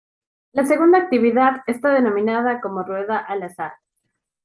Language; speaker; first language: Spanish; native; Spanish